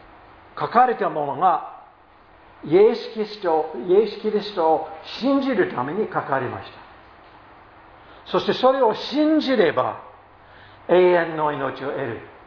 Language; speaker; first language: Japanese; non-native, fluent; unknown